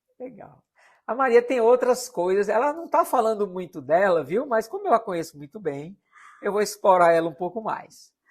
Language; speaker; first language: Portuguese; native; Portuguese